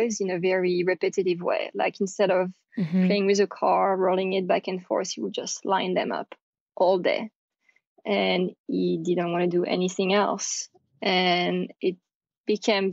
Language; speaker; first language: English; non-native, fluent; French